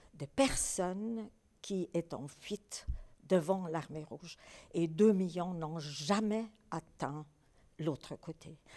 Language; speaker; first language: French; early bilingual, other home language; Polish